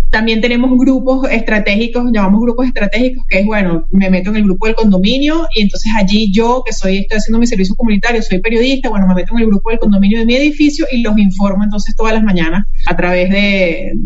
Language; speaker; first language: Spanish; native; Spanish